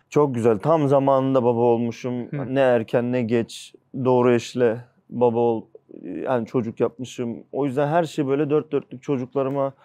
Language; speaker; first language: Turkish; early bilingual, heritage; Turkish